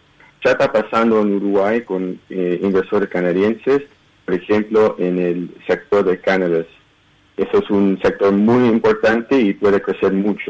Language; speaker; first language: Spanish; early bilingual, heritage; Spanish